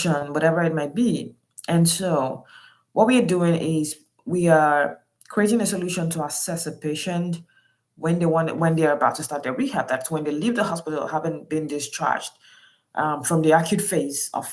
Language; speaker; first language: English; non-native, local second language; Yoruba